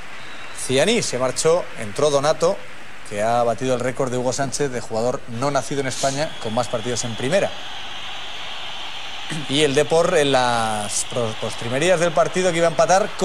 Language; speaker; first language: Spanish; native; Spanish